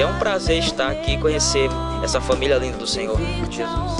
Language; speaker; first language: Portuguese; native; Portuguese